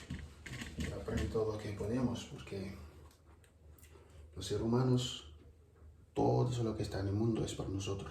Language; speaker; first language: Spanish; non-native, learner; Wolof